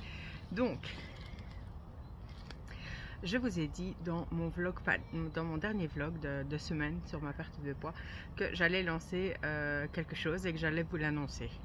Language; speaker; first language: French; native; French